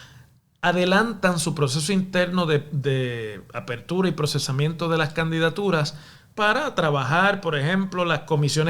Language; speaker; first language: Spanish; native; Spanish